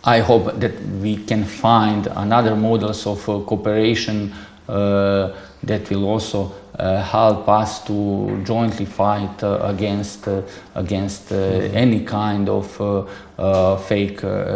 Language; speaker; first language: English; non-native, fluent; Serbian